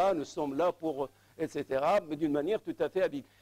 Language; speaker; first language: French; non-native, local second language; Arabic